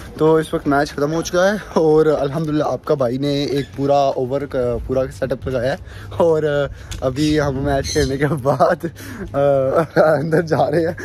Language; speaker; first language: Urdu; native; Urdu